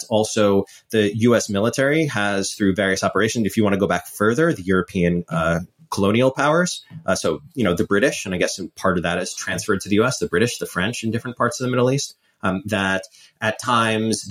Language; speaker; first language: English; native; English